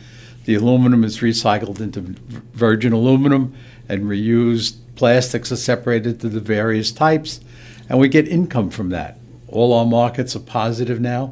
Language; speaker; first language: English; native; English